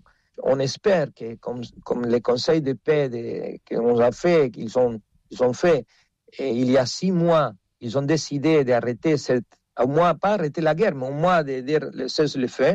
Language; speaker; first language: French; non-native, fluent; Spanish